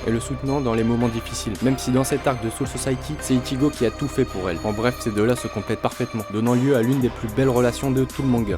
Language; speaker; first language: French; native; French